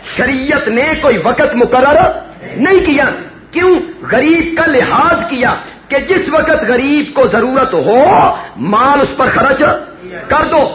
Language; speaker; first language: Urdu; non-native, local second language; Punjabi